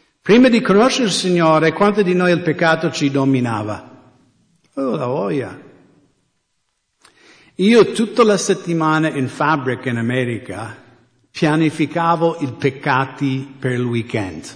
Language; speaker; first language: Italian; non-native, fluent; English